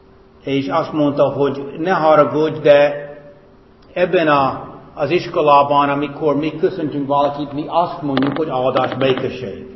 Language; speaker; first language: Hungarian; non-native, fluent; English